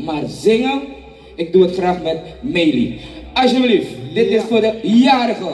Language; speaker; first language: Dutch; non-native, fluent; Javanese